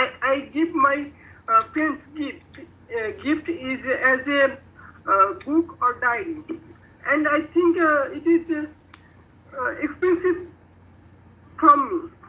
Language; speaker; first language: English; non-native, learner; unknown